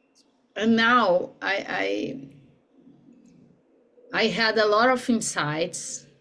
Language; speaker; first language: English; non-native, learner; Portuguese